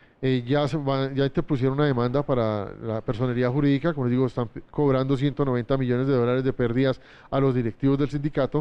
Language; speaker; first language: Spanish; native; Spanish